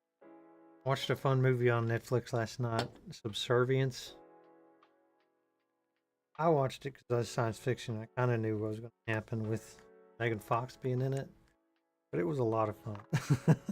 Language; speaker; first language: English; native; English